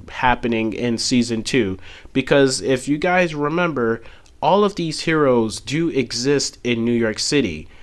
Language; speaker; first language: English; native; English